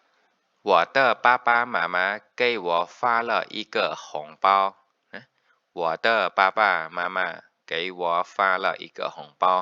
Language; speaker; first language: Chinese; non-native, fluent; Khmer